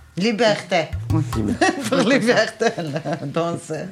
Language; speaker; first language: French; non-native, learner; Kurdish